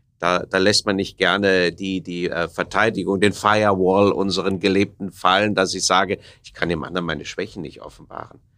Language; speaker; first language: German; native; German